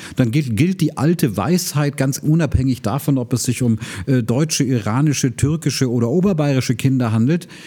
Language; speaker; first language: German; native; German